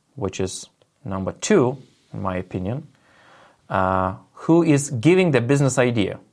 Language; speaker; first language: English; non-native, fluent; Lithuanian